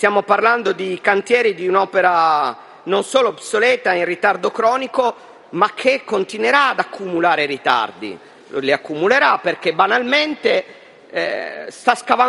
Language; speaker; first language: Italian; native; Italian